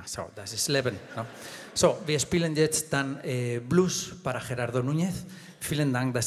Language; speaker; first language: German; non-native, fluent; Spanish